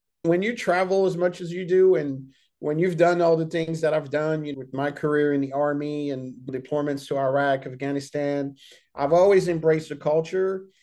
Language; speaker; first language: English; early bilingual, other home language; French